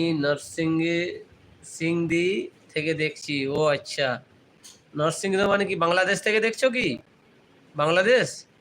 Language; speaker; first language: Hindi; non-native, local second language; Bangla